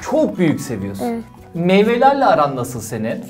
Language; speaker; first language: Turkish; native; Turkish